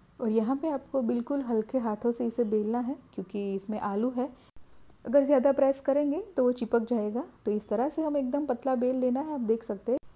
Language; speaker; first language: Hindi; non-native, local second language; Gujarati